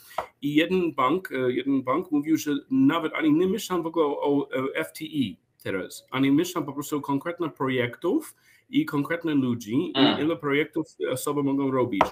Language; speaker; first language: Polish; non-native, learner; English